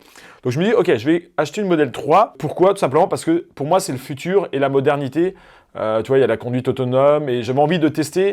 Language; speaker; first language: French; native; French